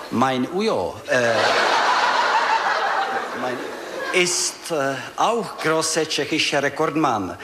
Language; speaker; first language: German; non-native, learner; Czech